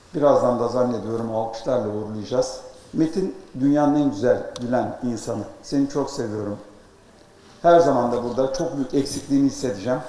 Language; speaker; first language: Turkish; native; Turkish